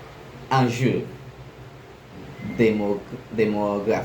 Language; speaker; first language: French; non-native, learner; Spanish